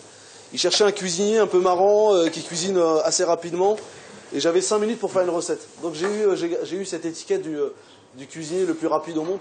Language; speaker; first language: French; native; French